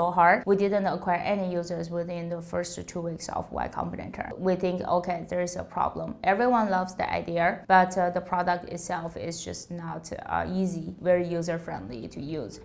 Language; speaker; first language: English; non-native, fluent; Chinese